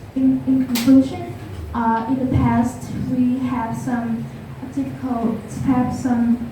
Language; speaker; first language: English; non-native, learner; Vietnamese